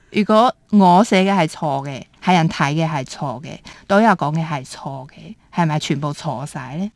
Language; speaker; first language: Cantonese; early bilingual, heritage; Cantonese